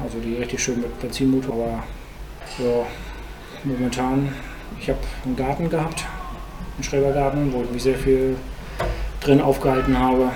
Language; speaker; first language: German; native; German